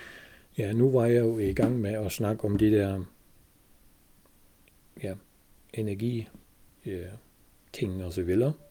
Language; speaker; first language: Danish; non-native, fluent; German